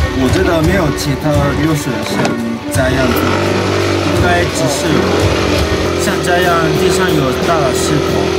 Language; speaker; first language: Chinese; non-native, learner; Japanese